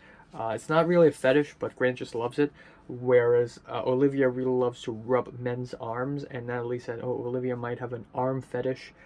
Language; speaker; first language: English; non-native, local second language; Cantonese